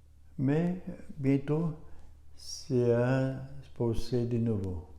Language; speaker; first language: French; non-native, learner; German